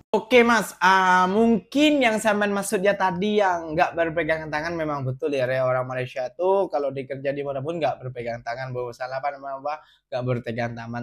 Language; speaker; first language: Indonesian; native; Indonesian